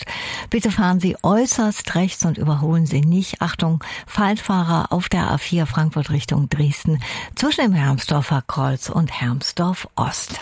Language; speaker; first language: German; native; German